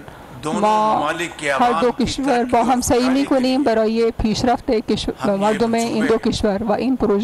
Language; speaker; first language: Persian; non-native, learner; Urdu